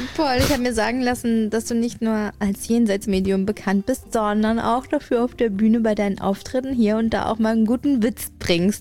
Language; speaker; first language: German; native; German